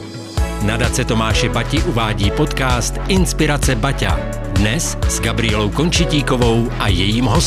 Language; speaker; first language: Czech; native; Czech